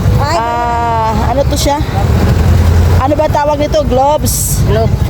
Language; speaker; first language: Filipino; native; Filipino